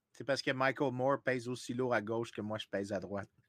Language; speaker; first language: French; native; French